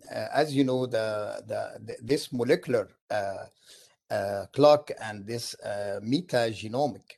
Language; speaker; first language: English; non-native, fluent; Arabic